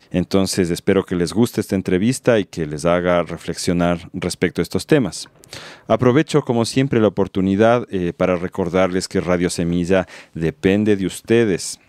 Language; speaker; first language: Spanish; native; Spanish